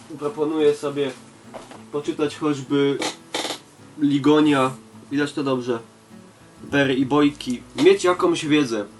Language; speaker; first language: Polish; native; Polish